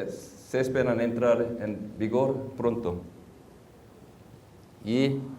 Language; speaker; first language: Spanish; non-native, fluent; Korean